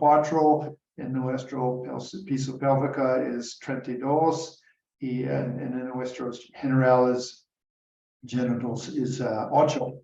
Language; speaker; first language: Spanish; non-native, learner; English